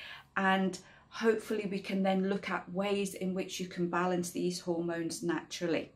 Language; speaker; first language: English; native; English